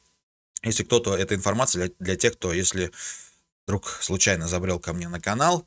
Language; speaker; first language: Russian; native; Russian